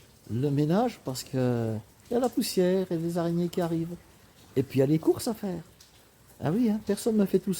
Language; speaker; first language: French; native; French